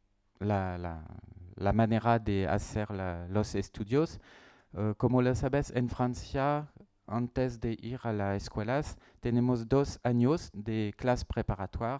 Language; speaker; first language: Spanish; non-native, learner; French